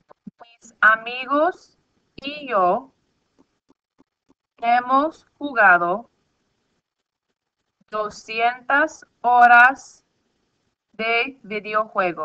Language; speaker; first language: Spanish; non-native, fluent; English